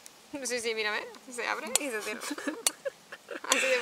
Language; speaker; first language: Spanish; native; Spanish